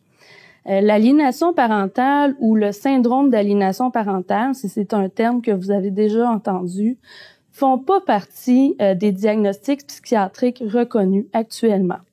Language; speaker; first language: French; native; French